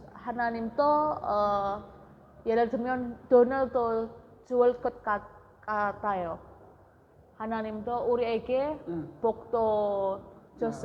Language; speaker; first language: Korean; non-native, learner; Indonesian